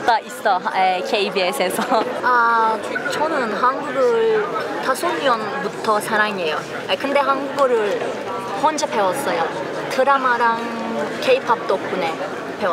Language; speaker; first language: Korean; non-native, learner; Turkish